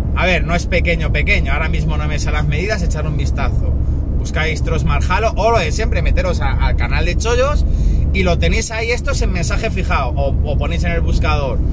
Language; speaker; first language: Spanish; native; Spanish